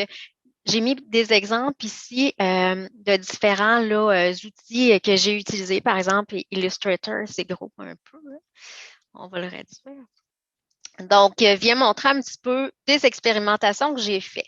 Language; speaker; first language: French; native; French